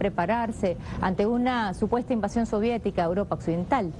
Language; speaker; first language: Spanish; native; Spanish